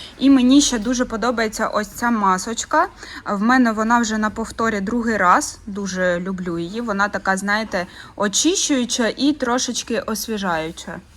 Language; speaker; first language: Ukrainian; non-native, local second language; Russian